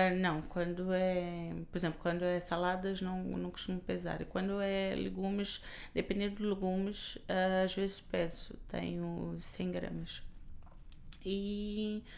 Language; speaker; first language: Portuguese; non-native, local second language; Kabuverdianu